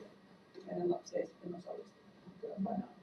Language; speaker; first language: Finnish; native; Finnish